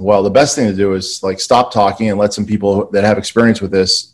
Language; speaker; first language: English; native; English